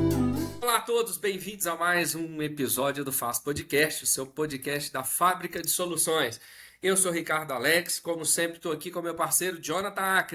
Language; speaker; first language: Portuguese; native; Portuguese